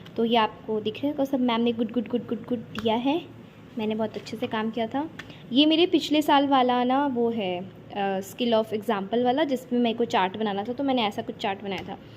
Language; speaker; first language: Hindi; native; Hindi